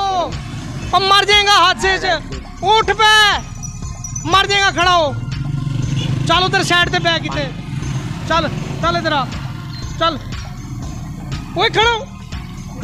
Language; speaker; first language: Urdu; non-native, local second language; Punjabi